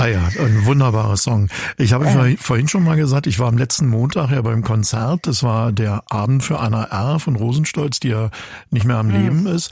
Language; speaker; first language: German; native; German